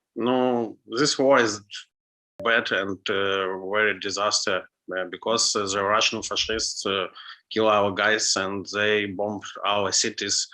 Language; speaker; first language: English; non-native, learner; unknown